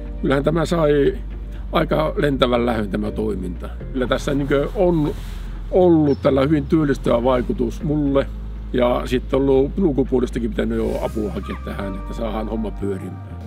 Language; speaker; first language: Finnish; native; Finnish